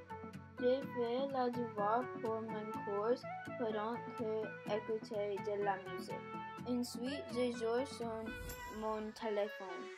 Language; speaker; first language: French; non-native, learner; English